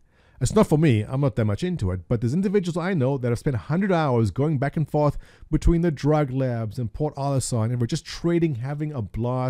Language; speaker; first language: English; native; English